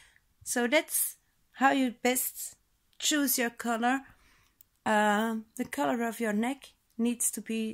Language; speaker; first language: English; non-native, fluent; Dutch